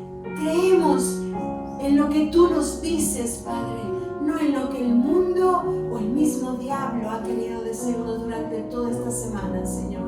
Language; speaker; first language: Spanish; native; Spanish